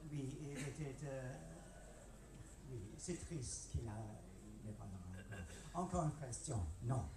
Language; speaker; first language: French; non-native, learner; English